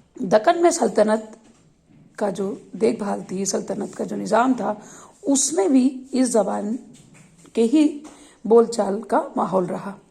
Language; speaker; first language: Urdu; native; Urdu